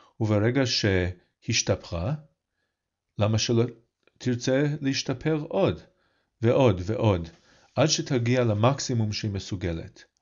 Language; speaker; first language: Hebrew; non-native, fluent; English